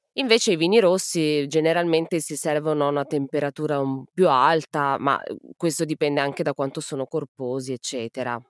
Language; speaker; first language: Italian; native; Italian